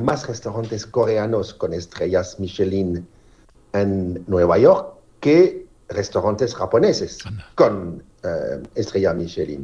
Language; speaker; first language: Spanish; non-native, fluent; French